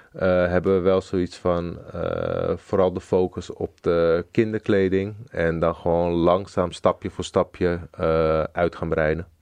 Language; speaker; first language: Dutch; native; Dutch